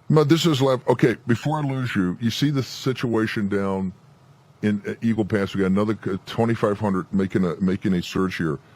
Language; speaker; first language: English; native; English